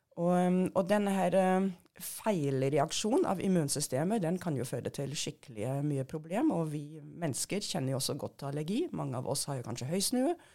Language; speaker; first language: Norwegian; non-native, fluent; German